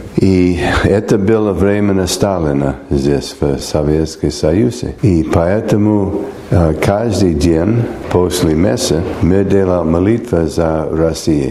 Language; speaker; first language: Russian; non-native, fluent; English